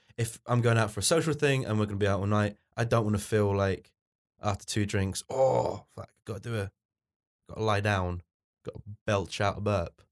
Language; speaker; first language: English; native; English